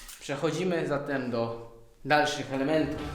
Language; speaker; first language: Polish; native; Polish